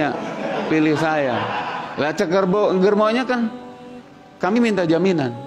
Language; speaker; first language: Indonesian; non-native, local second language; Sundanese